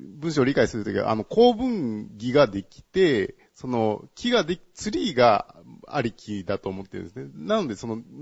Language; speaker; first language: Japanese; native; Japanese